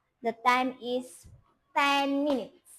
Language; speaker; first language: English; non-native, learner; Indonesian